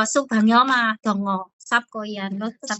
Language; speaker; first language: Cantonese; non-native, learner; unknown